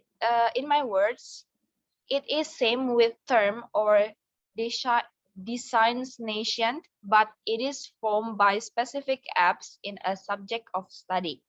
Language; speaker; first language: English; non-native, learner; Indonesian